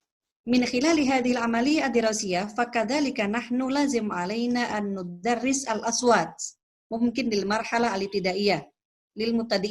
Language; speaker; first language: Arabic; non-native, fluent; Indonesian